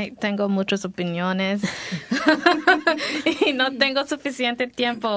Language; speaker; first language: Spanish; non-native, learner; English